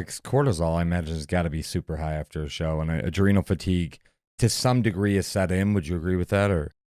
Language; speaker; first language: English; native; English